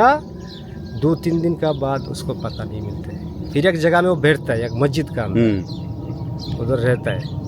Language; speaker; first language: Hindi; non-native, learner; Bangla